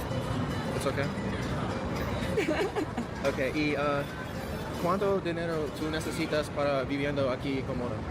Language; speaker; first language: Spanish; non-native, learner; English